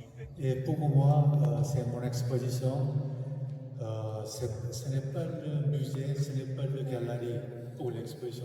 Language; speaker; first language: French; non-native, fluent; Korean